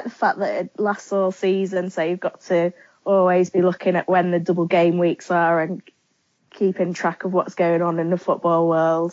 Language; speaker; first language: English; native; English